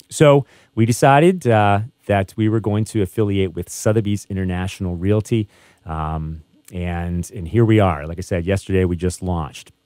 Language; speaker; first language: English; native; English